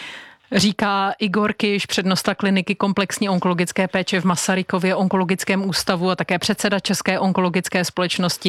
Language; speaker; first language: Czech; native; Czech